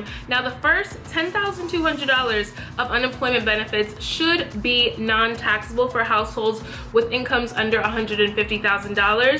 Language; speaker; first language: English; native; English